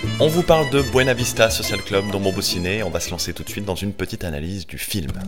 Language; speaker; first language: French; native; French